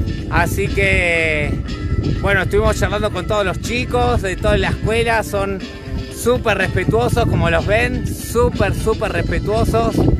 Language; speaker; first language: Spanish; native; Spanish